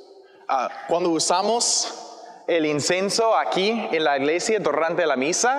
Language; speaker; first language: Spanish; non-native, learner; English